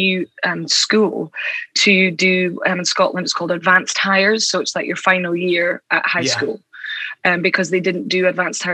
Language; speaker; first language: English; native; English